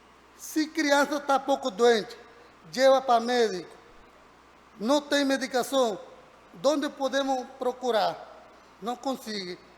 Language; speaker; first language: Portuguese; non-native, learner; Spanish